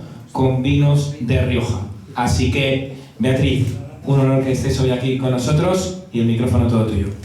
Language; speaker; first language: Spanish; native; Spanish